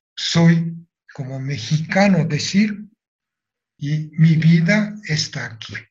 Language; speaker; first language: Spanish; non-native, fluent; Japanese